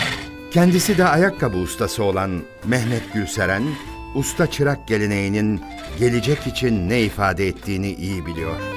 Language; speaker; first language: Turkish; native; Turkish